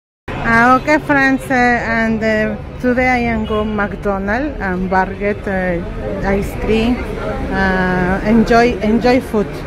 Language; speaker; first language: English; non-native, learner; Spanish